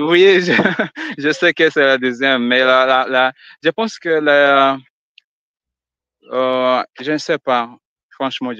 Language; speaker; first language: French; non-native, learner; Swahili